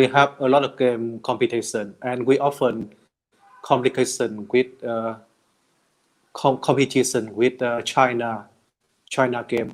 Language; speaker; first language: English; non-native, learner; Vietnamese